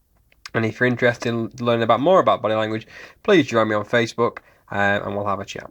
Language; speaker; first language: English; native; English